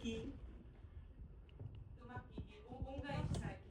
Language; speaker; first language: Korean; native; Korean